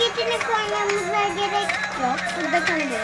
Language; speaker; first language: Turkish; native; Turkish